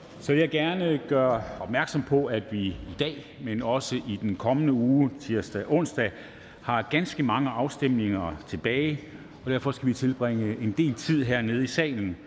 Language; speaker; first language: Danish; native; Danish